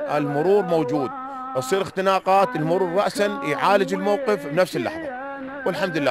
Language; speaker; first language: Arabic; native; Arabic